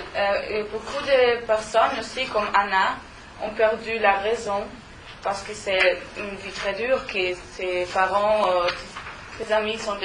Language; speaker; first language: French; non-native, learner; German